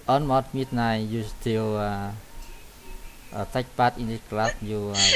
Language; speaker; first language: English; non-native, learner; Vietnamese